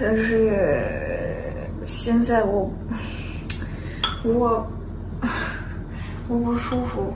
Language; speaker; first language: Chinese; non-native, learner; Ukrainian